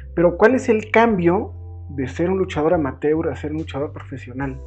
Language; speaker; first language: Spanish; native; Spanish